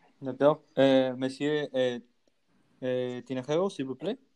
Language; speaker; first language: French; non-native, learner; Spanish